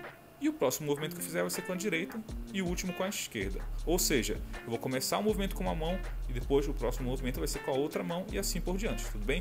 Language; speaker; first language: Portuguese; native; Portuguese